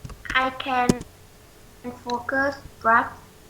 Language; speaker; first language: English; non-native, learner; Vietnamese